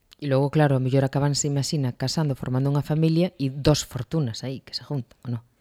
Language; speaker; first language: Galician; non-native, local second language; Spanish